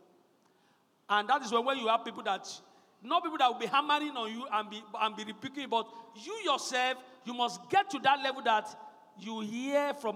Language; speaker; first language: English; non-native, local second language; Yoruba